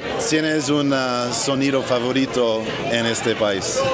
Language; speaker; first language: Spanish; non-native, learner; English